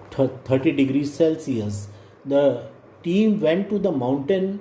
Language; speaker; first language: English; non-native, local second language; Hindi